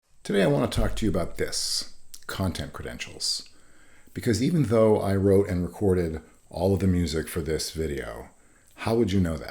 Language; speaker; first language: English; native; English